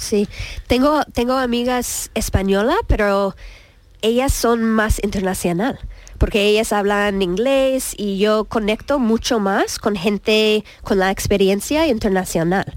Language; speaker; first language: Spanish; non-native, learner; English